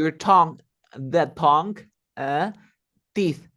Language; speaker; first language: English; non-native, fluent; Spanish